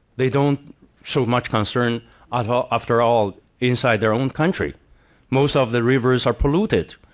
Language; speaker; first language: English; non-native, fluent; Chinese